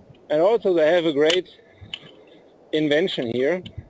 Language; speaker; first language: English; non-native, fluent; German